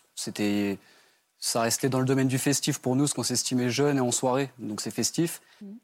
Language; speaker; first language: French; native; French